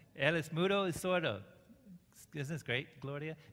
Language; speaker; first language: Spanish; non-native, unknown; English